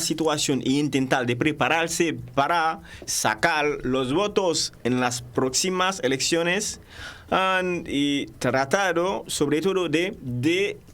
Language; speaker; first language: Spanish; non-native, fluent; Haitian Creole